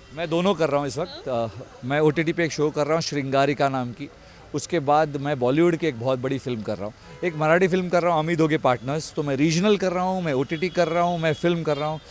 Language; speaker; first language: Hindi; non-native, local second language; Tulu